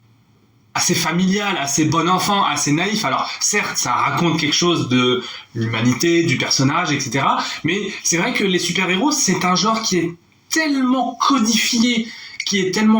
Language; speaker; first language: French; native; French